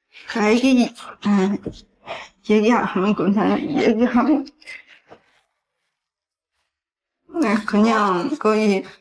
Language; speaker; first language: Korean; non-native, learner; Chinese